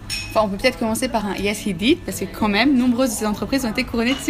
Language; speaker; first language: French; native; French